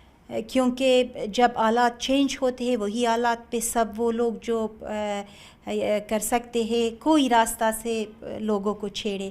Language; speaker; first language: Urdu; non-native, learner; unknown